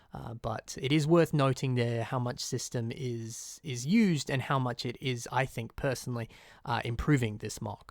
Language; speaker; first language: English; native; English